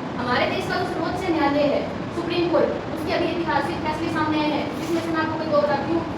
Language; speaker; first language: Hindi; native; Hindi